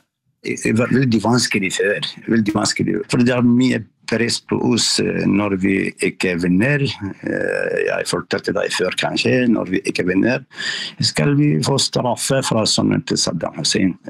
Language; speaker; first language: Norwegian; non-native, learner; Arabic